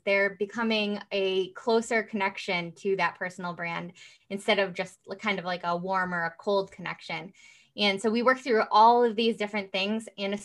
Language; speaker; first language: English; native; English